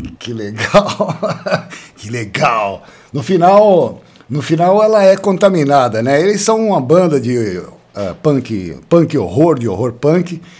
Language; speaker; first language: Portuguese; native; Portuguese